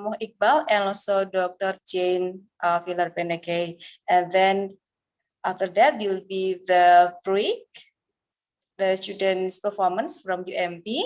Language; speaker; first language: English; non-native, fluent; Indonesian